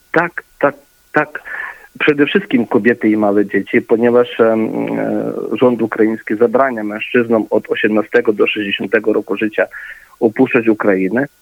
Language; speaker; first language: Polish; early bilingual, heritage; Polish